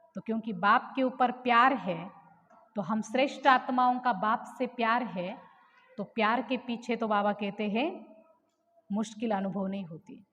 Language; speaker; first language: Hindi; non-native, local second language; Marathi